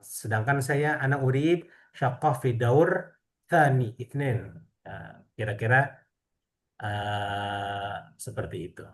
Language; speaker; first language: Arabic; non-native, fluent; Indonesian